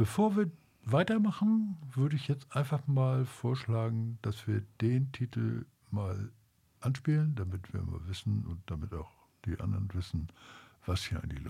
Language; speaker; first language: German; native; German